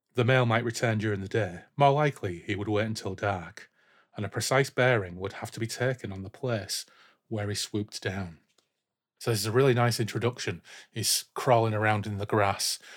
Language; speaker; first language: English; native; English